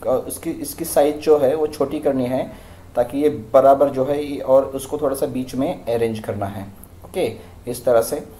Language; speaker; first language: Hindi; non-native, local second language; Marathi